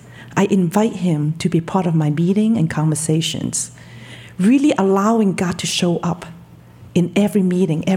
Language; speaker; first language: English; non-native, local second language; Cantonese